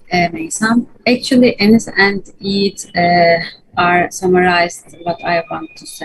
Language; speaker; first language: English; non-native, learner; Turkish